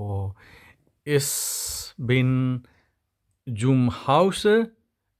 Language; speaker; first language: German; non-native, learner; Hindi